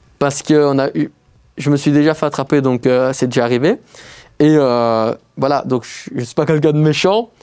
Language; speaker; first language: French; native; French